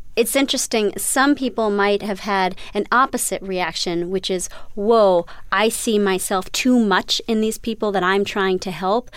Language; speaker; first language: English; native; English